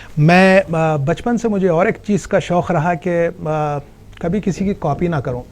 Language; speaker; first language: Hindi; non-native, local second language; Urdu